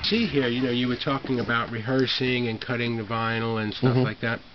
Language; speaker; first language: English; native; English